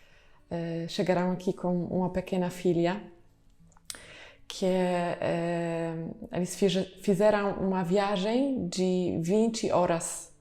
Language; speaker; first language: Portuguese; non-native, fluent; Polish